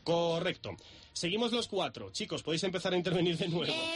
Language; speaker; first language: Spanish; native; Spanish